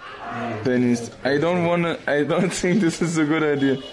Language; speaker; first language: English; non-native, learner; German